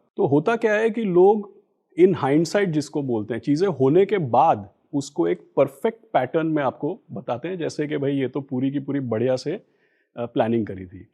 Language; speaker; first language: Hindi; non-native, local second language; Gujarati